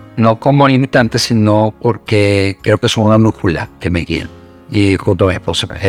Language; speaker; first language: Spanish; non-native, fluent; English